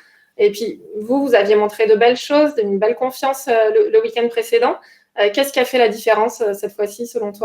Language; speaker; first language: French; native; French